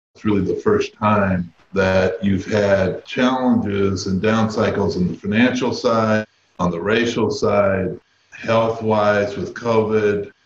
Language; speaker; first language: English; native; English